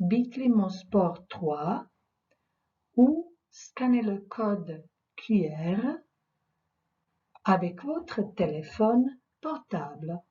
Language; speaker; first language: French; non-native, fluent; Croatian